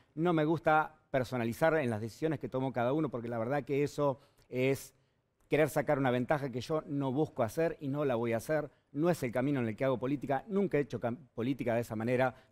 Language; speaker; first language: Spanish; native; Spanish